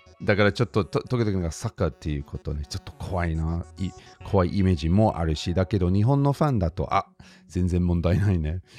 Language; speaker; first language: Japanese; non-native, fluent; English